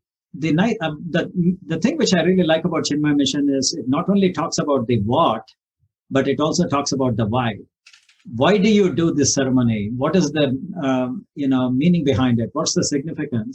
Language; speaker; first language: English; non-native, local second language; Kannada